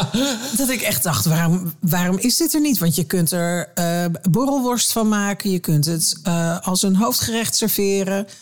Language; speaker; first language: Dutch; native; Dutch